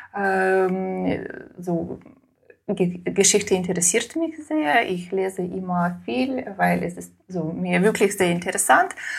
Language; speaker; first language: German; non-native, learner; Ukrainian